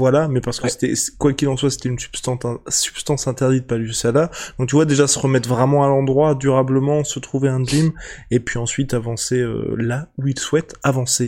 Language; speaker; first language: French; native; French